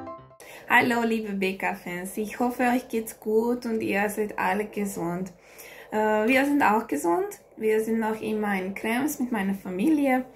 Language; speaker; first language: German; non-native, learner; Hungarian